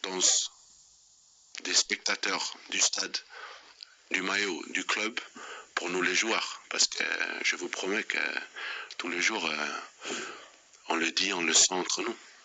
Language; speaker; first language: French; non-native, fluent; Danish